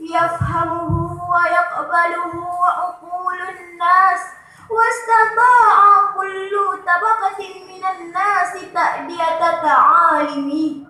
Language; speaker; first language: Arabic; non-native, learner; Achinese